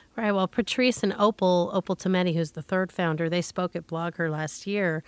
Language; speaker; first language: English; native; English